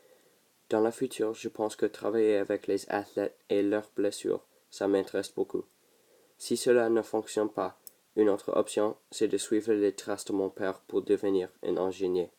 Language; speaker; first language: French; non-native, local second language; English